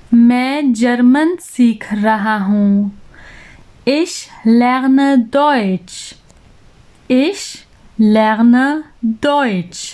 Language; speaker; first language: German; non-native, fluent; Urdu